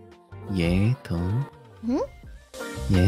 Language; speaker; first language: Vietnamese; non-native, learner; English